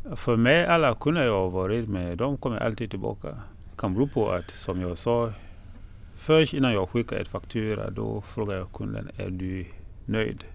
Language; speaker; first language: Swedish; non-native, fluent; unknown